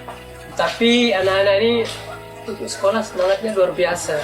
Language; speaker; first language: Indonesian; non-native, local second language; Sasak